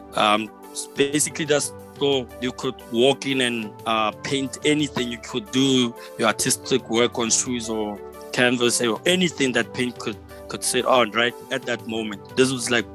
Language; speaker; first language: English; non-native, local second language; Tswana